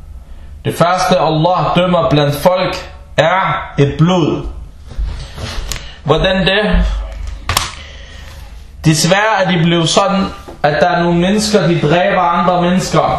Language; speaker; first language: Danish; early bilingual, other home language; Arabic